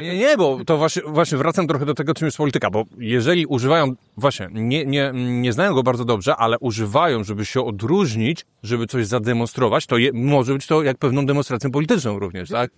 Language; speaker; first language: Polish; native; Polish